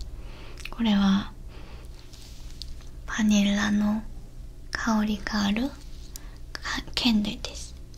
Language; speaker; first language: Japanese; non-native, learner; Korean